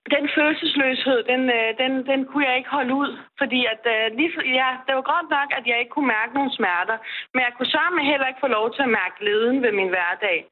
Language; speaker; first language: Danish; non-native, fluent; Persian